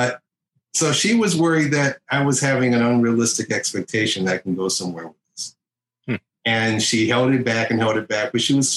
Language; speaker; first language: English; native; English